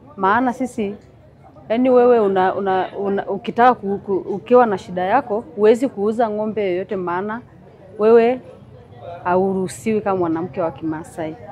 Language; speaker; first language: Swahili; non-native, local second language; Masai